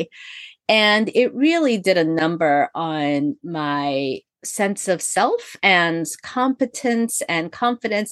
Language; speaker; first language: English; early bilingual, other home language; Korean